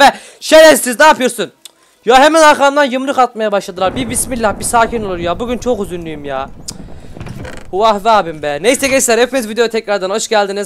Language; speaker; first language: Turkish; native; Turkish